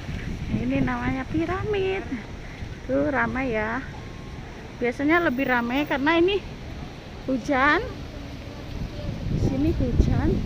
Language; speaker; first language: Indonesian; non-native, local second language; Javanese